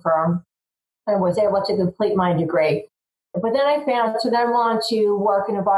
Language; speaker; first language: English; native; English